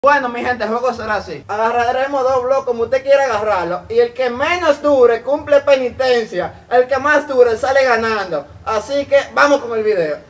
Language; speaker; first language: Spanish; native; Spanish